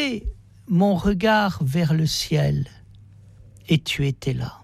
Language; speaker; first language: French; native; French